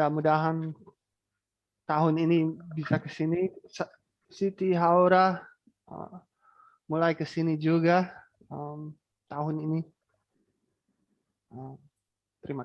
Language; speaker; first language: Indonesian; non-native, learner; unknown